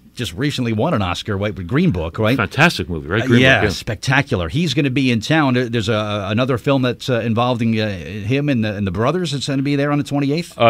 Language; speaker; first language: English; native; English